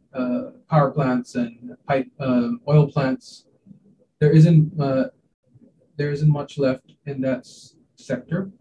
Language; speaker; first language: English; non-native, local second language; Hindi